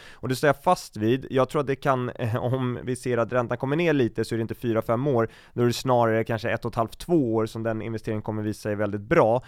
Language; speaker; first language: Swedish; native; Swedish